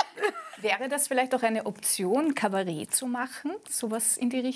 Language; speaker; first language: German; native; German